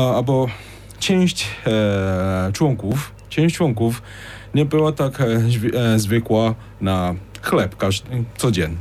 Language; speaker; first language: Polish; non-native, fluent; Chinese